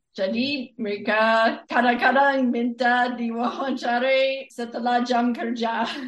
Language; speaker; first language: Indonesian; non-native, fluent; English